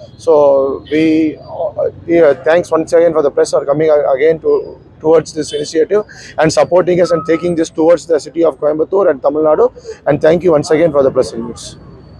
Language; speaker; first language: English; non-native, local second language; Tamil